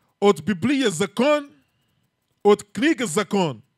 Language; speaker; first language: Russian; non-native, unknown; English